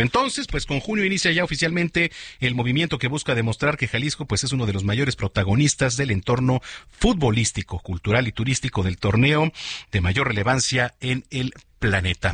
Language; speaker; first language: Spanish; native; Spanish